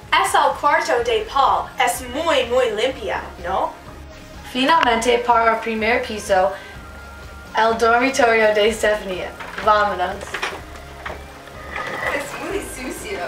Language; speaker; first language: Spanish; non-native, learner; English